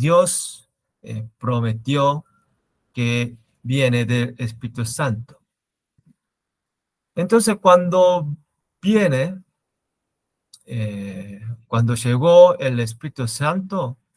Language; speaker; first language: Spanish; non-native, learner; Korean